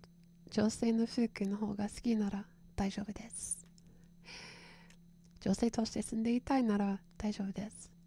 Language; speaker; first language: Japanese; non-native, learner; English